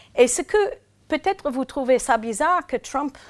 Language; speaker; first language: French; non-native, fluent; English